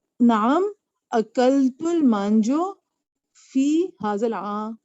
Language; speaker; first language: Arabic; non-native, learner; Urdu